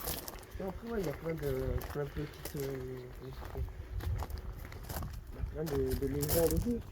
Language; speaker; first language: French; native; French